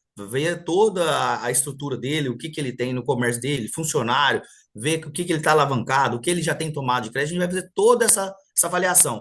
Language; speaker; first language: Portuguese; native; Portuguese